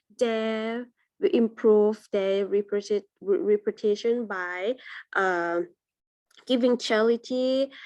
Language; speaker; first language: English; non-native, learner; Thai